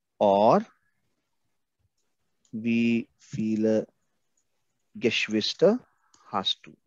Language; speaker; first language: German; non-native, fluent; Hindi